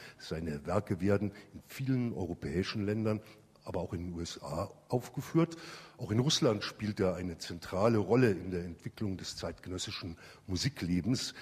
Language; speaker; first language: German; native; German